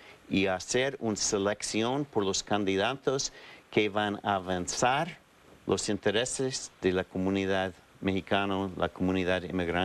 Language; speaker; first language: Spanish; non-native, fluent; English